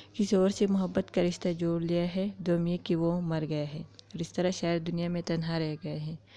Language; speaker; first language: Urdu; non-native, local second language; Pashto